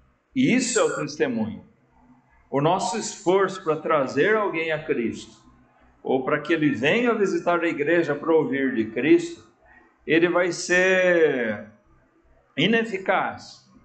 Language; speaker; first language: Portuguese; native; Portuguese